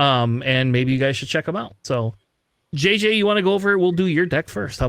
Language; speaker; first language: English; native; English